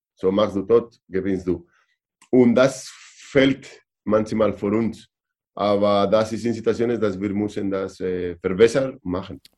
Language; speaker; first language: German; non-native, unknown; Spanish